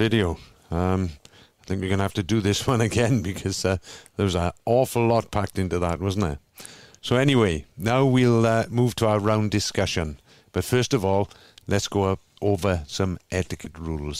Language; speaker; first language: English; native; English